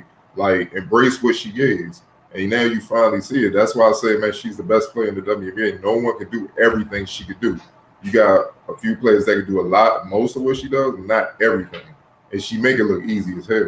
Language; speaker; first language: English; native; English